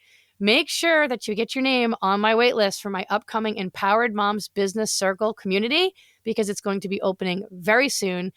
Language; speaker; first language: English; native; English